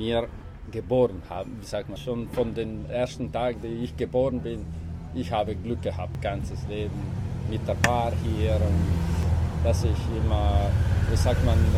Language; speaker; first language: German; non-native, local second language; Italian